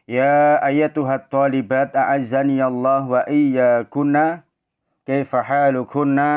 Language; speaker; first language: Arabic; non-native, fluent; Indonesian